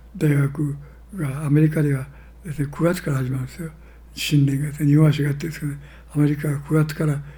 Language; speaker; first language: Japanese; native; Japanese